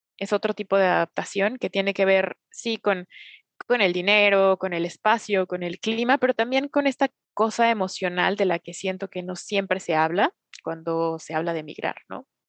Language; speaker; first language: Spanish; native; Spanish